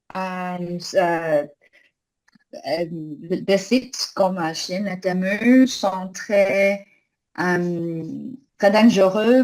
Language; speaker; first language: French; non-native, learner; English